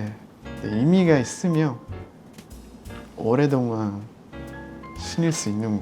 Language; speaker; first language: Korean; non-native, fluent; Japanese